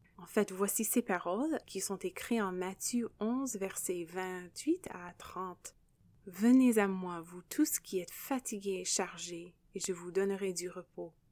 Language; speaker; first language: French; non-native, local second language; English